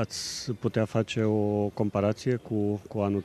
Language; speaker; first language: Romanian; native; Romanian